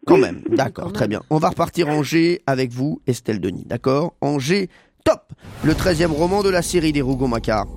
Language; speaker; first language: French; native; French